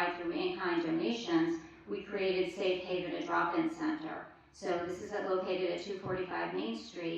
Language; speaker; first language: English; early bilingual, other home language; French